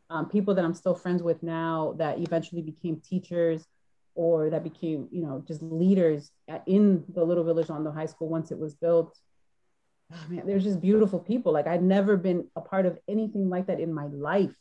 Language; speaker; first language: English; early bilingual, other home language; Spanish